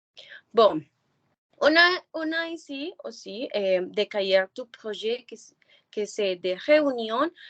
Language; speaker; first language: French; non-native, learner; Spanish